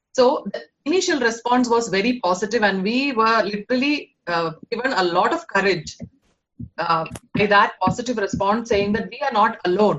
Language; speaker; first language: English; non-native, local second language; Malayalam